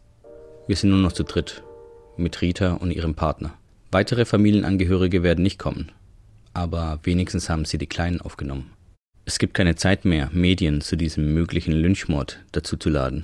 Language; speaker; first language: German; native; German